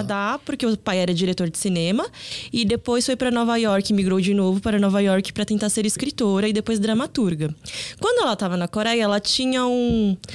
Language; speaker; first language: Portuguese; early bilingual, other home language; Korean